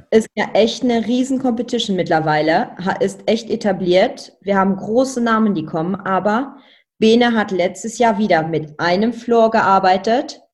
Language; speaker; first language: German; non-native, local second language; Luxembourgish